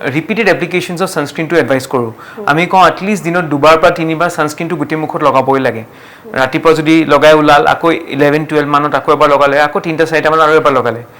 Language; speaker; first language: Assamese; non-native, local second language; Marwari